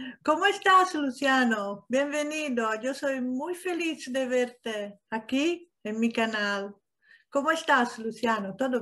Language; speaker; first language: Spanish; non-native, learner; Italian